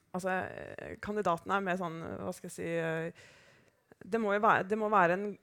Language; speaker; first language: Norwegian; native; Norwegian